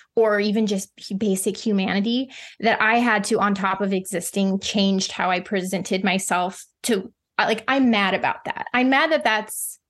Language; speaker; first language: English; native; English